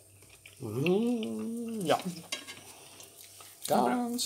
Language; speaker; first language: German; native; German